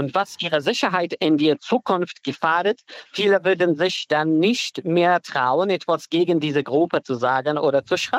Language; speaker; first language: German; non-native, learner; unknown